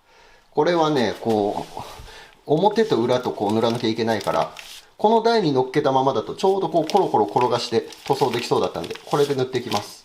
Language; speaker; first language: Japanese; native; Japanese